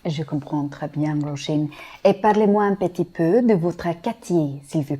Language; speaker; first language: French; non-native, fluent; English